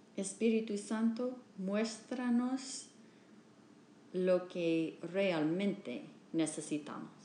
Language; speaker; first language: Spanish; non-native, learner; English